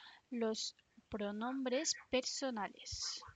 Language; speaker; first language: Spanish; non-native, fluent; French